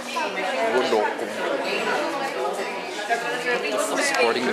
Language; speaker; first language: English; non-native, fluent; Indonesian